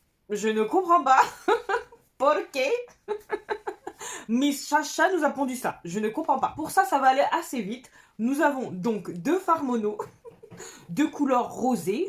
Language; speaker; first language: French; native; French